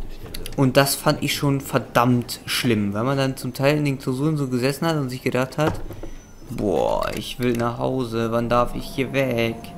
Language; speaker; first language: German; native; German